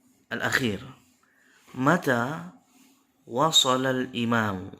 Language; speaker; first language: Arabic; non-native, fluent; Indonesian